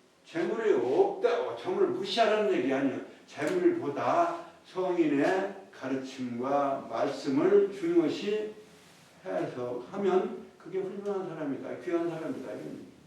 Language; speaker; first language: Korean; native; Korean